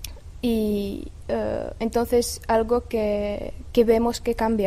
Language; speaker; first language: Spanish; non-native, fluent; Czech